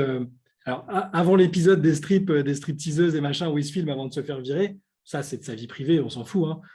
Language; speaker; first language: French; native; French